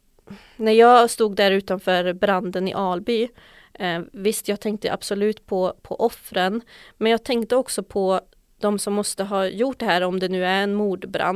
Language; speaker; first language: Swedish; native; Swedish